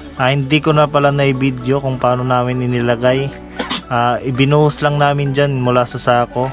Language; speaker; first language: Filipino; non-native, local second language; Cebuano